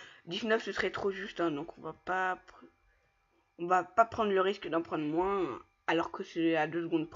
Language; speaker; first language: French; native; French